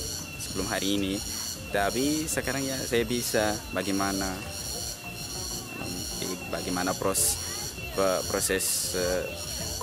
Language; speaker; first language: Indonesian; non-native, learner; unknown